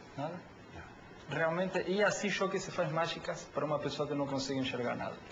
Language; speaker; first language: Portuguese; non-native, fluent; Spanish